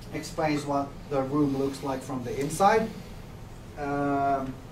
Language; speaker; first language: English; non-native, fluent; Finnish